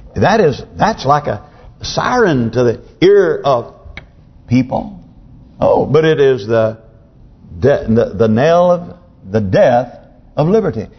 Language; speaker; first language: English; native; English